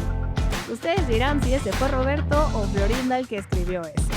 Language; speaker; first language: Spanish; native; Spanish